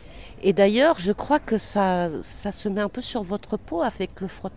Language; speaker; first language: French; native; French